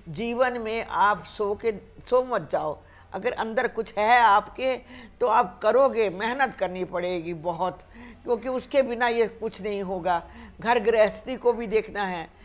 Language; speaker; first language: Hindi; native; Hindi